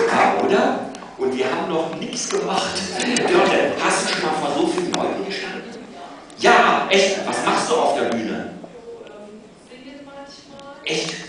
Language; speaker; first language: German; native; German